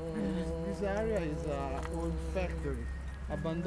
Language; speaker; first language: English; non-native, learner; Italian